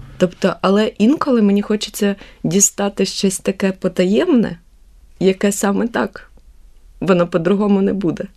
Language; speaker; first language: Ukrainian; native; Ukrainian